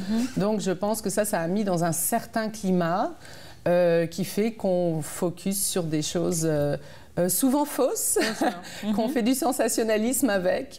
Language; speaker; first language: French; native; French